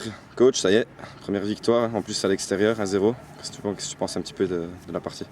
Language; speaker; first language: French; native; French